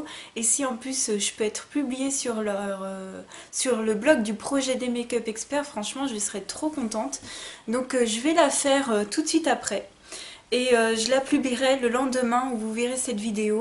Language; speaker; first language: French; native; French